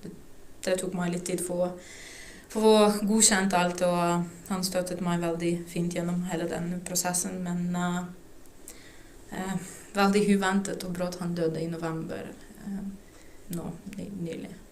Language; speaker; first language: Norwegian; non-native, fluent; Ukrainian